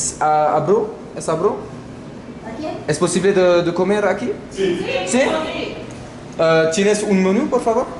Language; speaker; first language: Spanish; non-native, learner; French